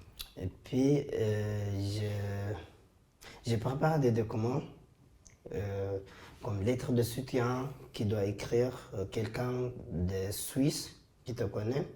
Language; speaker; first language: French; non-native, fluent; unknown